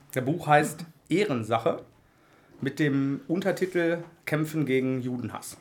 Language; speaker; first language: German; native; German